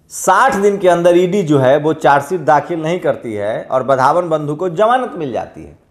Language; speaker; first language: Hindi; native; Hindi